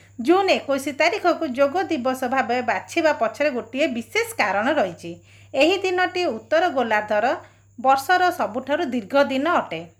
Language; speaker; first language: Odia; native; Odia